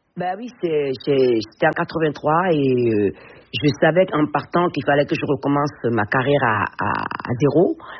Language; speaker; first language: French; non-native, local second language; Fon